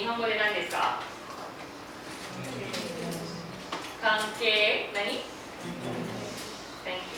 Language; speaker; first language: Japanese; non-native, fluent; English